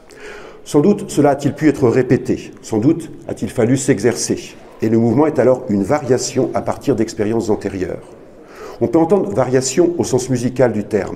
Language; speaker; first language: French; native; French